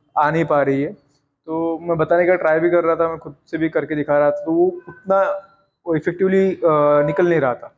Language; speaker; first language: Hindi; non-native, local second language; Marathi